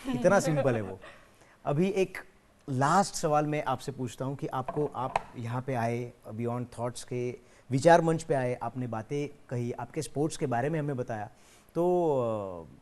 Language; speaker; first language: Hindi; non-native, local second language; Marathi